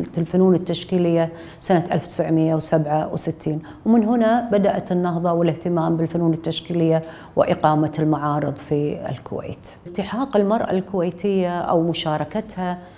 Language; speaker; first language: Arabic; native; Arabic